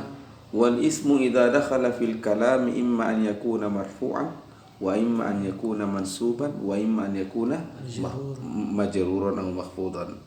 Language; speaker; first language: Arabic; non-native, fluent; Indonesian